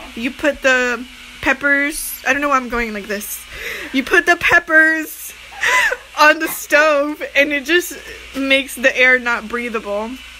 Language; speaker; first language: English; early bilingual, other home language; Spanish